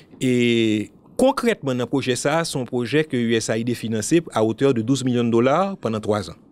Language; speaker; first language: French; non-native, local second language; Haitian Creole